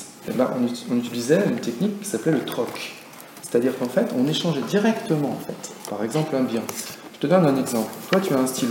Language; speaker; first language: French; native; French